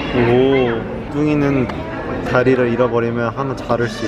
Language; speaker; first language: Korean; early bilingual, heritage; Korean